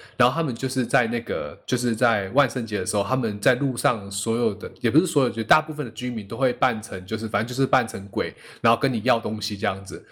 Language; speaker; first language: Chinese; native; Chinese